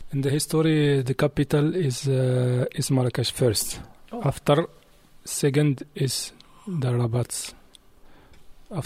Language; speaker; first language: English; non-native, learner; Arabic